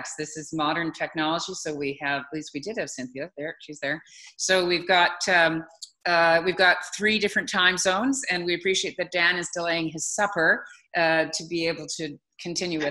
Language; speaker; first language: English; native; English